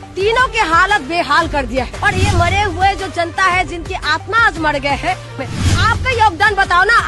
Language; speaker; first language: Hindi; non-native, local second language; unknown